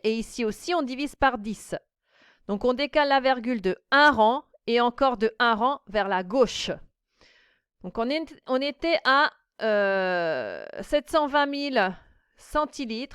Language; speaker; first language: French; native; French